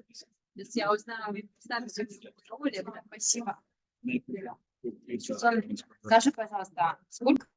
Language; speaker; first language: Russian; non-native, fluent; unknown